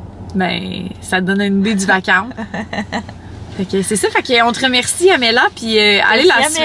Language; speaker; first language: French; native; French